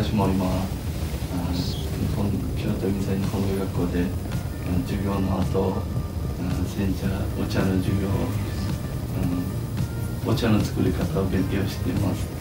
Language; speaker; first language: Japanese; non-native, learner; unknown